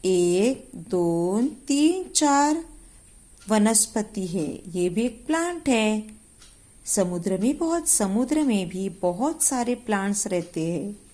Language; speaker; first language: Hindi; non-native, local second language; Marathi